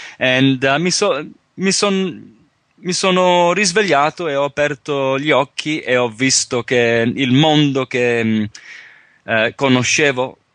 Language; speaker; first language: Italian; early bilingual, heritage; Italian